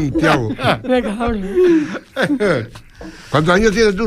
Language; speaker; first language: Spanish; native; Spanish